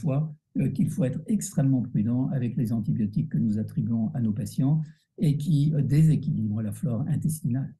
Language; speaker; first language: French; native; French